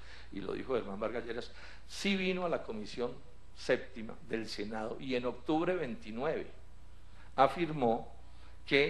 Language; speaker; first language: Spanish; native; Spanish